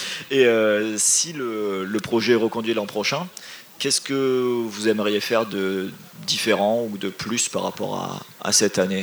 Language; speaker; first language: French; native; French